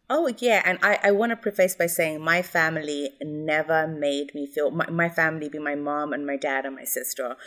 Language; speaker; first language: English; early bilingual, other home language; Hindi